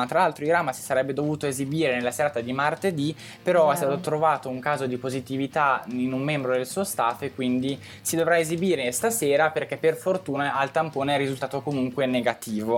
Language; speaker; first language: Italian; native; Italian